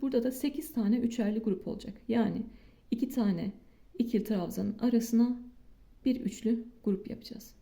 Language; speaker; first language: Turkish; native; Turkish